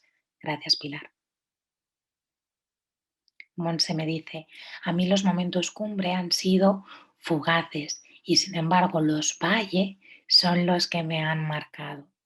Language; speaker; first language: Spanish; native; Spanish